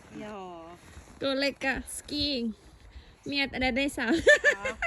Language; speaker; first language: Swedish; non-native, learner; Thai